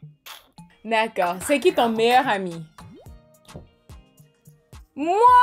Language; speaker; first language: French; non-native, fluent; English